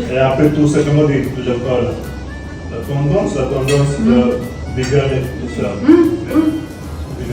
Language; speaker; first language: French; non-native, learner; Hindi